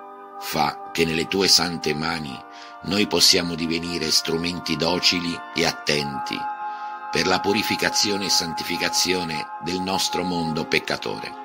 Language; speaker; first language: Italian; native; Italian